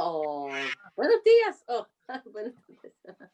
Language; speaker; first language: Spanish; non-native, fluent; English